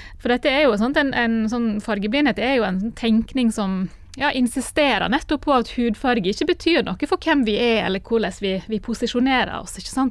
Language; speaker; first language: Norwegian; native; Norwegian